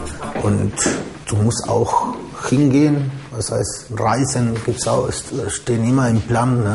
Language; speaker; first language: German; non-native, fluent; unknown